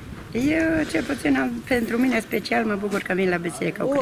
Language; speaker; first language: Romanian; non-native, local second language; Ukrainian